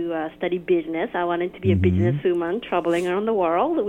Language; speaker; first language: English; non-native, fluent; Japanese